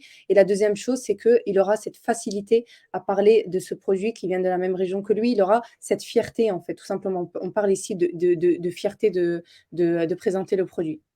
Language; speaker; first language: French; native; French